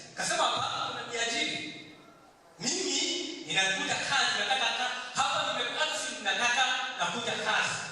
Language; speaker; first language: Swahili; non-native, local second language; Kikuyu